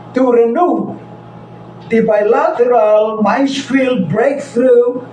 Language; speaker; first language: English; non-native, local second language; Filipino